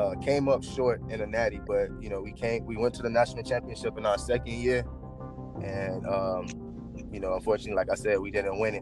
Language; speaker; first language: English; native; English